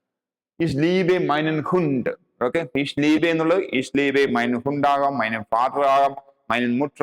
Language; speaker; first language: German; non-native, fluent; Malayalam